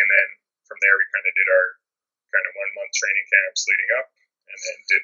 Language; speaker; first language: English; native; English